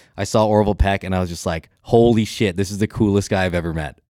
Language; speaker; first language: English; native; English